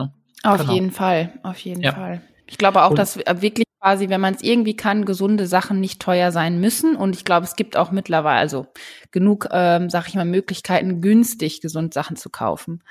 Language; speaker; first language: German; native; German